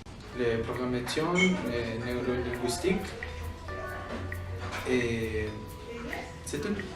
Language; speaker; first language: French; non-native, learner; Spanish